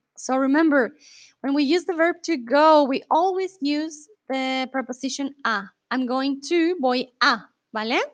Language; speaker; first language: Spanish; native; Spanish